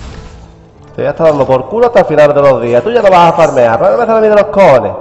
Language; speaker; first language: Spanish; native; Spanish